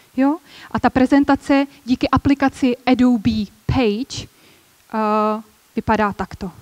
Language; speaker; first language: Czech; native; Czech